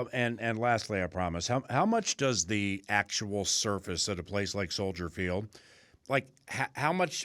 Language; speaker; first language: English; native; English